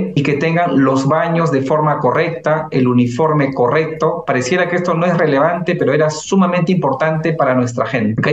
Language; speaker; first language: Spanish; native; Spanish